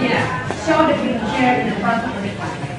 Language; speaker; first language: English; non-native, learner; Indonesian